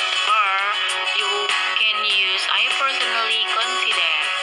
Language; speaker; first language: English; non-native, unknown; Indonesian